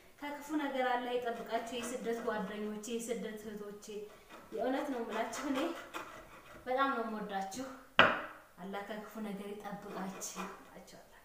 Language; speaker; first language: Amharic; native; Amharic